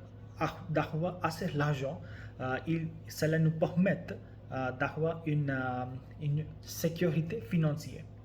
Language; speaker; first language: French; non-native, learner; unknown